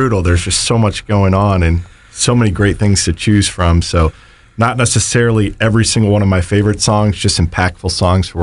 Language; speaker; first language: English; native; English